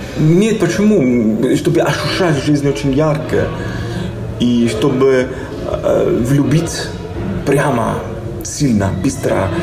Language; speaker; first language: Russian; non-native, fluent; Greek